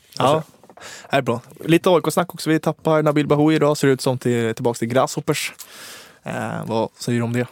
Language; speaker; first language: Swedish; native; Swedish